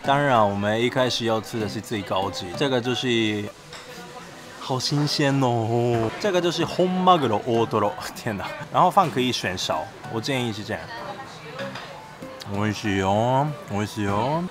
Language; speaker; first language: Chinese; non-native, fluent; Japanese